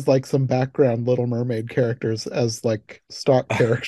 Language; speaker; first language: English; native; English